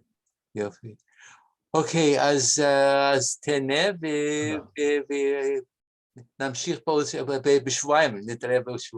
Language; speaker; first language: Hebrew; non-native, fluent; English